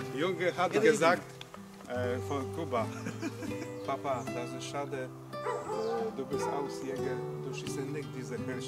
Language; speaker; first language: German; non-native, learner; Polish